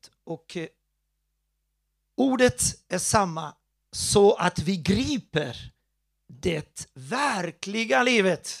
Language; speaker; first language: Swedish; non-native, fluent; Portuguese